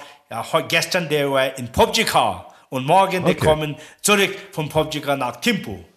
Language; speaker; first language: German; non-native, learner; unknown